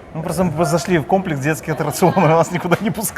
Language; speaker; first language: Russian; native; Russian